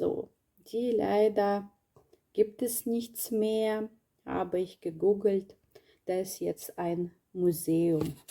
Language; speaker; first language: German; non-native, learner; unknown